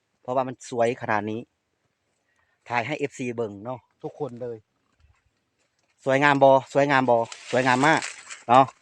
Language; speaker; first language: Thai; non-native, local second language; Lao